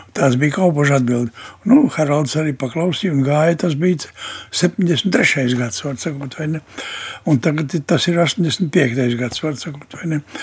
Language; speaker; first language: Latvian; native; Latvian